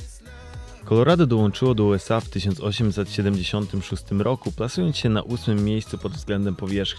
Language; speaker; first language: Polish; native; Polish